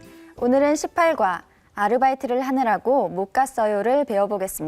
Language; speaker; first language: Korean; native; Korean